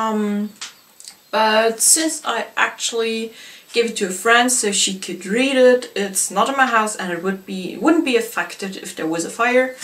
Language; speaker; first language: English; non-native, fluent; German